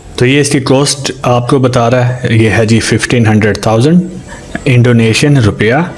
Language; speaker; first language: Urdu; native; Urdu